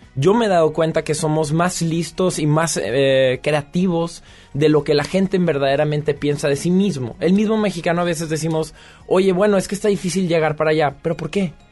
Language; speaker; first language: Spanish; native; Spanish